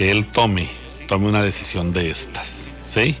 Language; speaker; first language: Spanish; native; Spanish